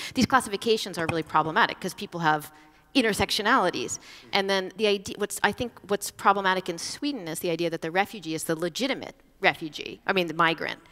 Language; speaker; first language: English; native; English